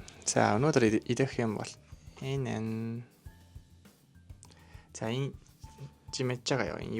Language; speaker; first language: Mongolian; non-native, learner; Japanese